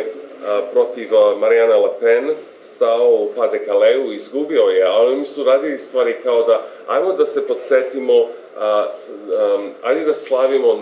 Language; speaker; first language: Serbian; non-native, fluent; English